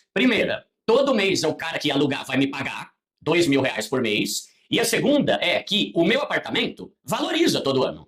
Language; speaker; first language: Portuguese; native; Portuguese